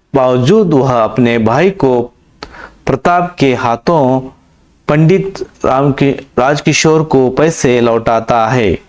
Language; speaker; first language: Hindi; non-native, local second language; Kannada